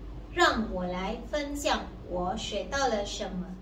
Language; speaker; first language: Chinese; non-native, learner; Malay